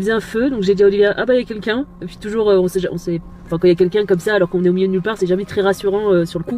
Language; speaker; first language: French; native; French